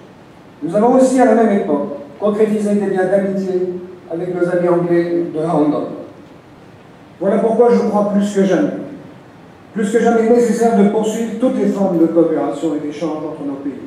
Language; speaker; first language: French; native; French